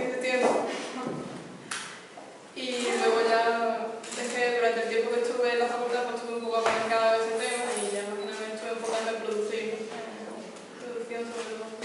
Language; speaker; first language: Spanish; native; Spanish